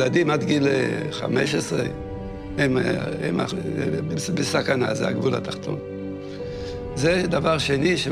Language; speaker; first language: Hebrew; non-native, fluent; Yiddish